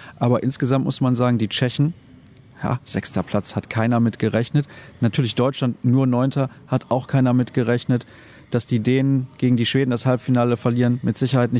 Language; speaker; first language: German; native; German